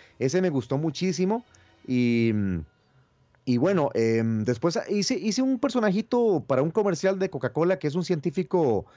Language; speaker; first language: Spanish; native; Spanish